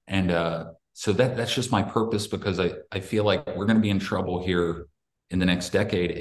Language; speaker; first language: English; native; English